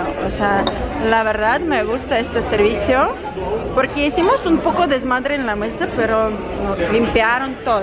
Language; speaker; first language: Spanish; non-native, learner; Russian